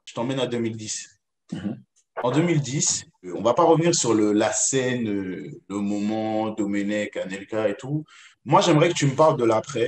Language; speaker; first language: French; native; French